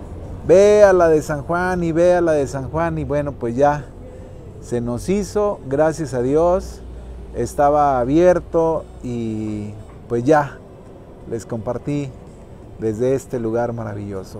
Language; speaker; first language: Spanish; native; Spanish